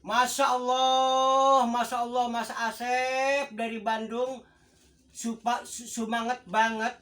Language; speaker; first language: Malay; non-native, local second language; Javanese